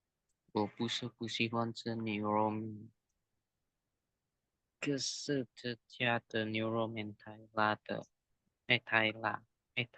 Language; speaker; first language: Chinese; non-native, learner; Indonesian